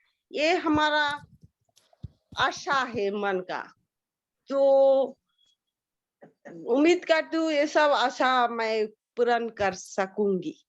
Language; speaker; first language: Hindi; non-native, local second language; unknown